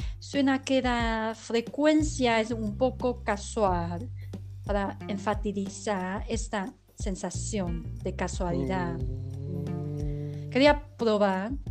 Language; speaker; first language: Spanish; non-native, learner; Chinese